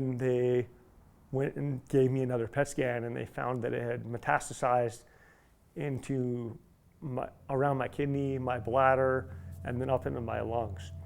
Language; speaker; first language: English; native; English